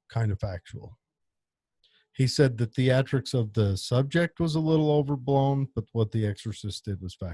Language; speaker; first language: English; native; English